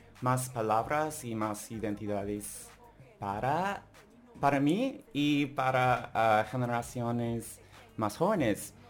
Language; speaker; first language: Spanish; non-native, learner; English